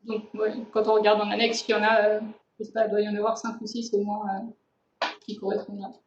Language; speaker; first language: French; native; French